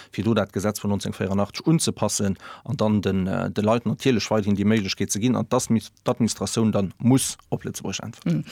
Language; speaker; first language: Luxembourgish; native; Luxembourgish